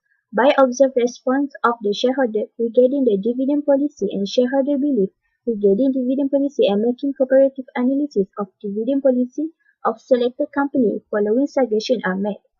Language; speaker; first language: English; non-native, learner; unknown